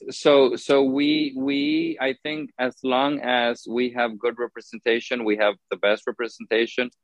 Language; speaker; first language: English; non-native, fluent; Spanish